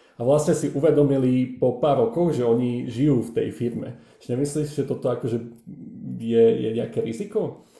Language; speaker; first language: Slovak; native; Slovak